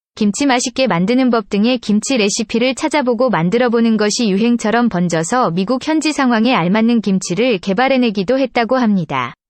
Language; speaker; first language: Korean; native; Korean